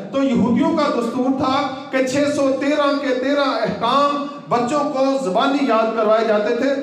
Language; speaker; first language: Urdu; non-native, local second language; Punjabi